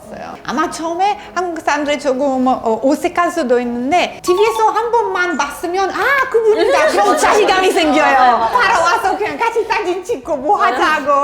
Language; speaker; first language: Korean; non-native, fluent; Italian